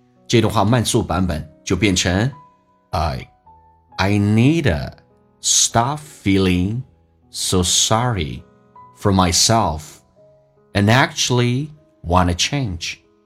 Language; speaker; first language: English; non-native, fluent; Chinese